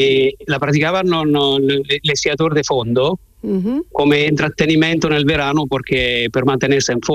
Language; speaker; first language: Spanish; non-native, learner; Italian